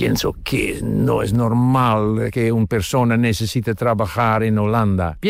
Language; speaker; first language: Spanish; non-native, learner; Dutch